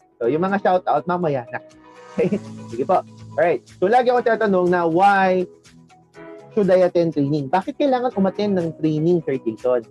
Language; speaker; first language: Filipino; non-native, local second language; Pangasinan